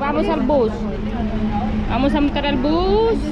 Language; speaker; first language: Spanish; non-native, learner; Filipino